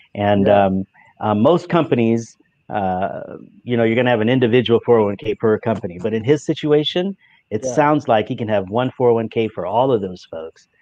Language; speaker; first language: English; native; English